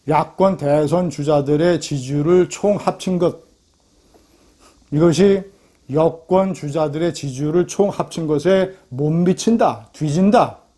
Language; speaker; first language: Korean; native; Korean